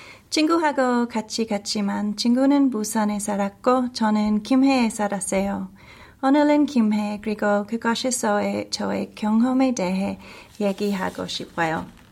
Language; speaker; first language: Korean; non-native, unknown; English